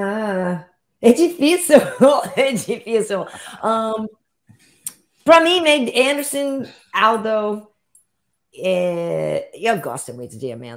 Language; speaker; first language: Portuguese; non-native, learner; English